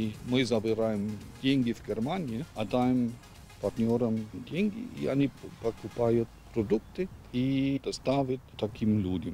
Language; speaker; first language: Russian; non-native, learner; German